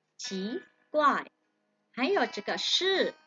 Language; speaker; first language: Chinese; non-native, fluent; Thai